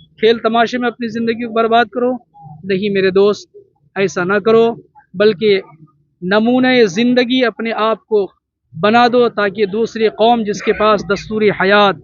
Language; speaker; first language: Urdu; native; Urdu